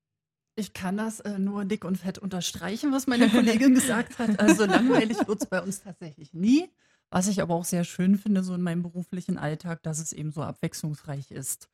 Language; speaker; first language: German; native; German